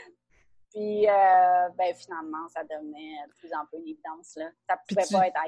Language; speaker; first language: French; native; French